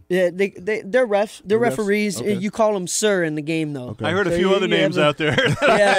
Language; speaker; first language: English; native; English